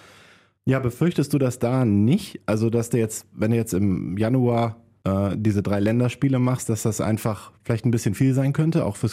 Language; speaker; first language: German; native; German